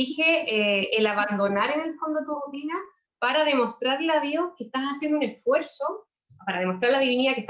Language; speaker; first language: Spanish; native; Spanish